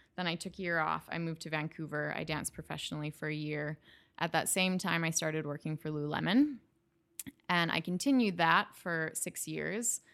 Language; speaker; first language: English; native; English